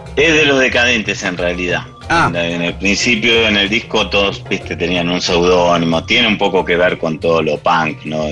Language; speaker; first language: Spanish; early bilingual, other home language; English